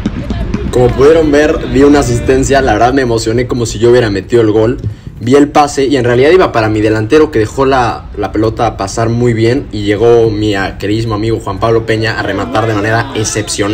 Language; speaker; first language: Spanish; native; Spanish